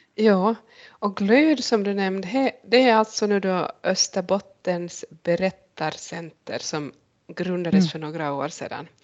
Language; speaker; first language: Swedish; native; Swedish